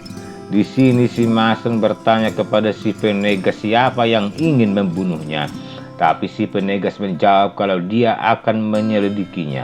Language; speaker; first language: Indonesian; native; Indonesian